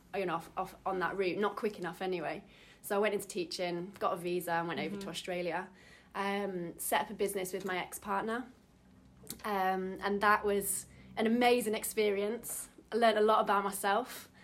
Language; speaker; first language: English; native; English